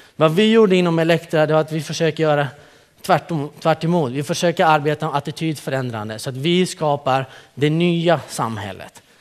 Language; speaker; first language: Swedish; early bilingual, other home language; Central Kurdish